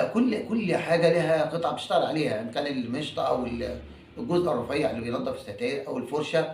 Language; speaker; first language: Arabic; native; Arabic